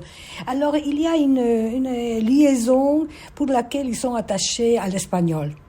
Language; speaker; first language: French; non-native, fluent; Spanish